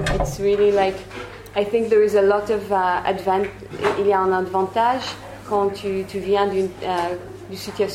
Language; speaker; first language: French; non-native, learner; Hebrew